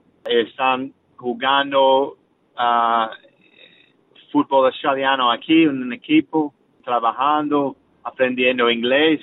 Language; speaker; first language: Spanish; non-native, learner; English